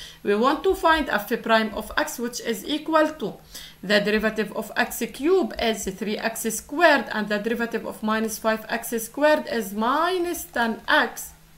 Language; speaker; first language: English; non-native, local second language; Arabic